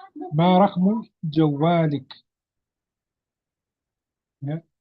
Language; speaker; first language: Arabic; non-native, fluent; English